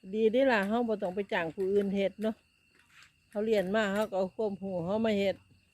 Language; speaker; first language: Thai; native; Thai